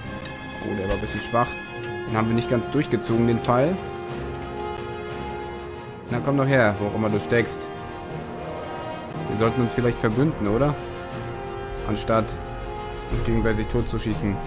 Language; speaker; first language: German; native; German